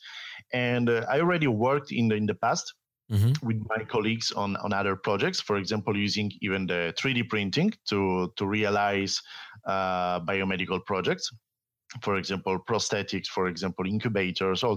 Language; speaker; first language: English; non-native, fluent; Italian